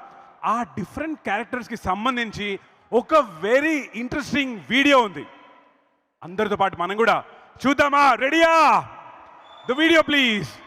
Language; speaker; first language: Telugu; native; Telugu